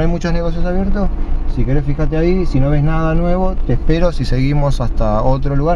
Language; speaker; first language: Spanish; native; Spanish